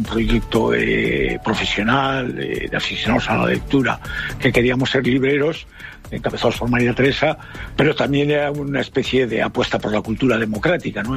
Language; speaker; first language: Spanish; native; Spanish